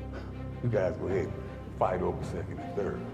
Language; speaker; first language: English; native; English